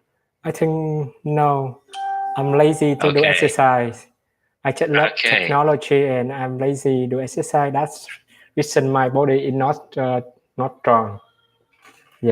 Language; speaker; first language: English; non-native, learner; Vietnamese